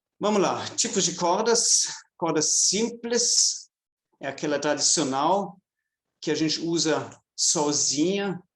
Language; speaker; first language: Portuguese; non-native, fluent; German